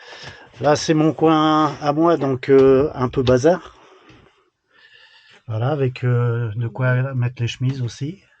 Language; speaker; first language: French; native; French